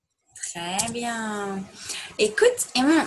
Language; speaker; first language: French; non-native, fluent; English